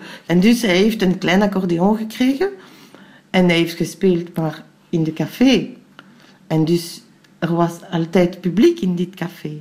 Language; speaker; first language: Dutch; non-native, local second language; French